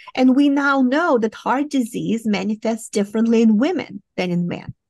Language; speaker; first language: English; non-native, fluent; Romanian